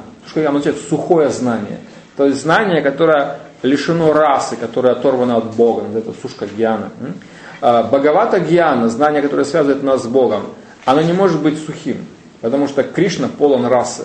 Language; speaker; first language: Russian; native; Russian